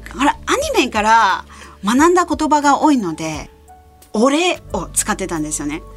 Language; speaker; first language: Japanese; non-native, fluent; Malay